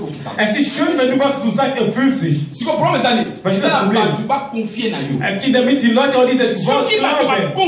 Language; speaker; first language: German; non-native, learner; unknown